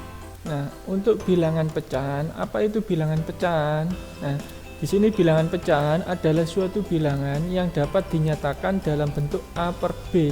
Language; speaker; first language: Indonesian; native; Indonesian